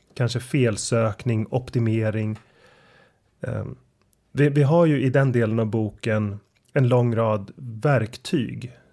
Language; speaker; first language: Swedish; native; Swedish